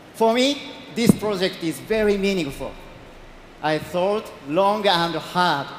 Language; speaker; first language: English; non-native, learner; Japanese